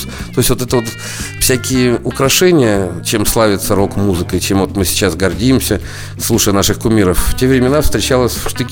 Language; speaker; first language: Russian; native; Russian